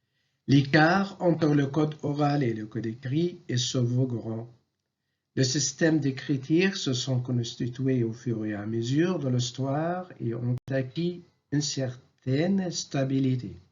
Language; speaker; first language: French; non-native, local second language; Arabic